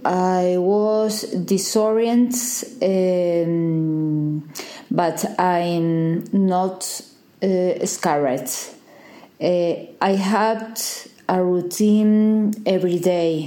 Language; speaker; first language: English; non-native, learner; Spanish